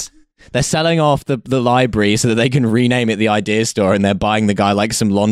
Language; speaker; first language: English; native; English